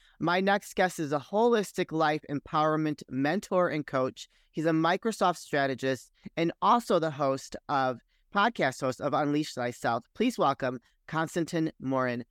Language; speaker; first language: English; native; English